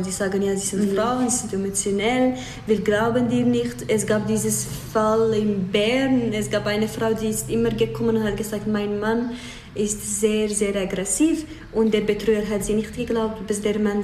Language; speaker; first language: German; non-native, fluent; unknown